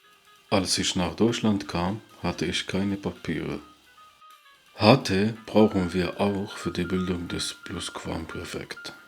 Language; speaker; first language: German; non-native, fluent; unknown